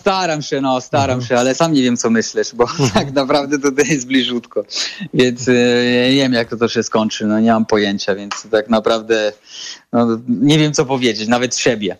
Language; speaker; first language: Polish; non-native, fluent; Italian